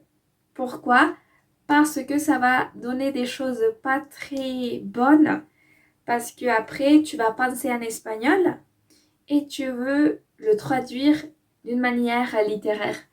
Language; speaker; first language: French; non-native, fluent; Spanish